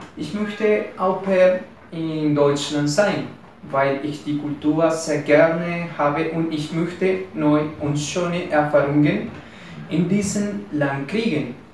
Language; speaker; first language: German; non-native, learner; Spanish